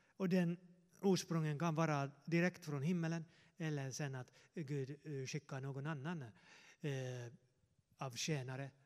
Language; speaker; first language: Swedish; non-native, fluent; Finnish